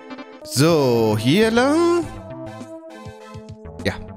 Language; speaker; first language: German; native; German